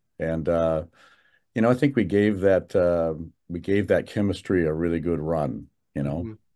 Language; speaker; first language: English; native; English